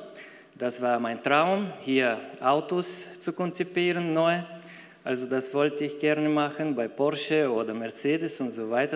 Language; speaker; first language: German; non-native, fluent; Bulgarian